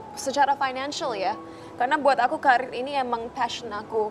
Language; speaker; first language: Indonesian; early bilingual, heritage; Indonesian